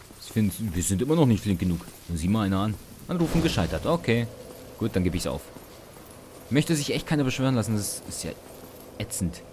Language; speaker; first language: German; early bilingual, other home language; Ukrainian